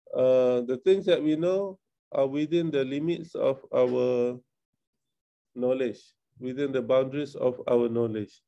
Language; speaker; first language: English; non-native, local second language; Malay